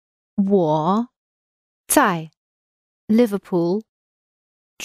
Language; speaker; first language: Chinese; non-native, learner; English